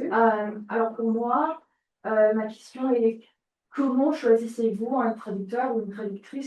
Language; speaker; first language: French; non-native, fluent; English